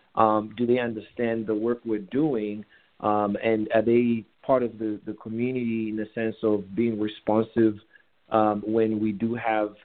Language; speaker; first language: English; non-native, local second language; Bemba